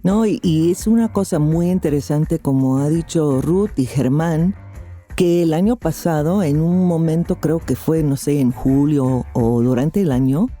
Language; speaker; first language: Spanish; non-native, fluent; English